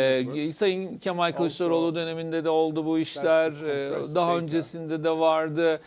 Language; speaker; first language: Turkish; native; Turkish